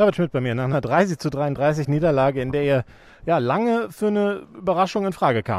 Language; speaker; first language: German; native; German